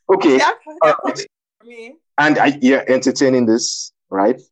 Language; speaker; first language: English; non-native, local second language; Yoruba